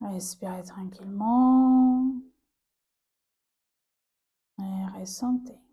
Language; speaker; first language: French; native; French